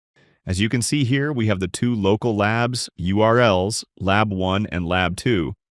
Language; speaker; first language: English; non-native, fluent; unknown